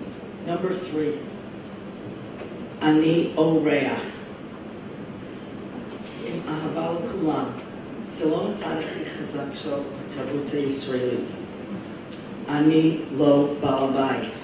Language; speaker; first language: Hebrew; non-native, fluent; English